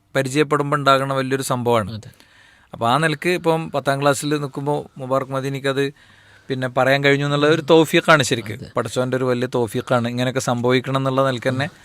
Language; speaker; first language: Malayalam; native; Malayalam